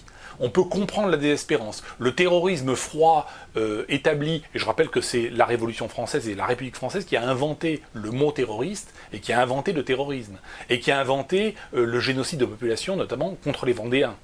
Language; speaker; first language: French; native; French